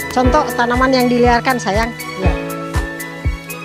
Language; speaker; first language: Indonesian; native; Indonesian